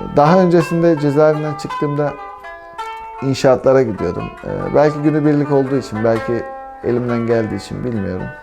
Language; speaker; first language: Turkish; native; Turkish